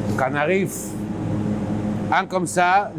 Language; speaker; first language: French; non-native, learner; Basque